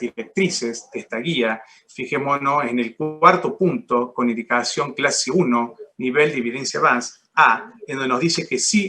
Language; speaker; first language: Spanish; native; Spanish